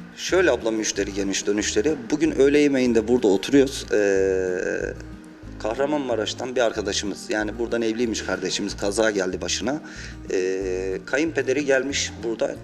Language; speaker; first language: Turkish; native; Turkish